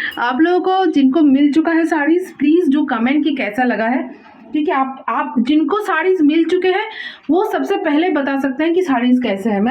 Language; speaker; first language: Hindi; non-native, local second language; Bangla